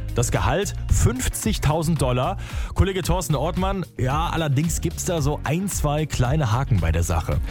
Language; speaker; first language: German; native; German